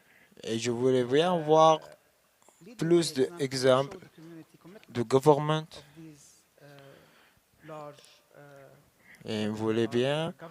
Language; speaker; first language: French; non-native, learner; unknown